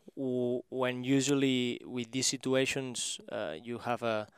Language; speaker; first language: English; non-native, fluent; Spanish